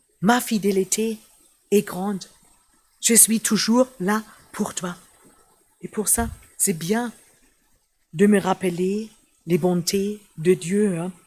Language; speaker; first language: French; non-native, fluent; German